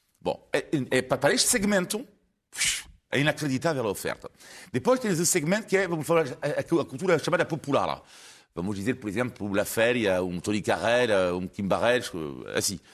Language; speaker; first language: Portuguese; non-native, fluent; French